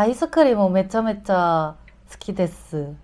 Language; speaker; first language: Japanese; non-native, learner; Korean